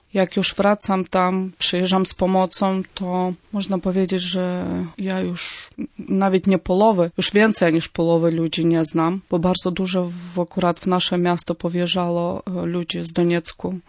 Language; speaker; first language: Polish; non-native, fluent; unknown